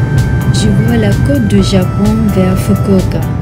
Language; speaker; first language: French; non-native, fluent; Japanese